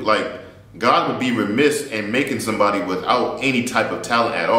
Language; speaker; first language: English; native; English